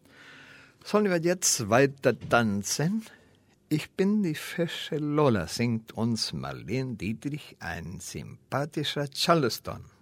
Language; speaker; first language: German; early bilingual, heritage; Spanish